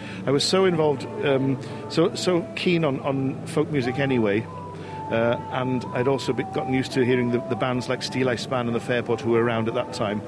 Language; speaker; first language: English; native; English